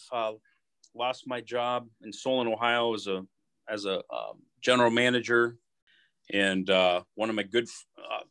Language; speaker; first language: English; native; English